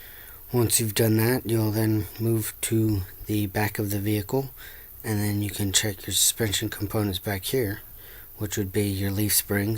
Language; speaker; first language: English; native; English